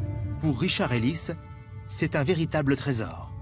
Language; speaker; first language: French; native; French